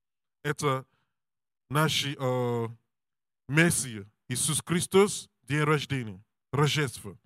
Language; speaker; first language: Russian; non-native, learner; English